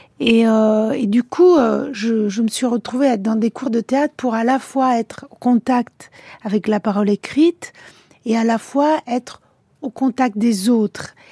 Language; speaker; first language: French; early bilingual, other home language; Italian